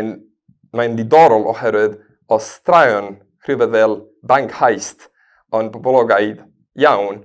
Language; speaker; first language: Welsh; non-native, learner; Spanish